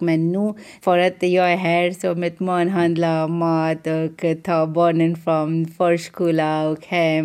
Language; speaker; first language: Swedish; non-native, local second language; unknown